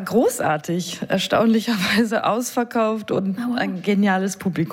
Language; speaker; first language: German; non-native, fluent; English